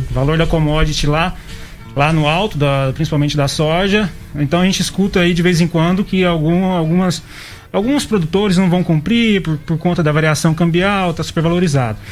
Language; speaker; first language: Portuguese; native; Portuguese